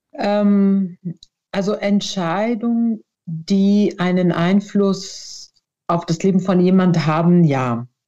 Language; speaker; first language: German; non-native, fluent; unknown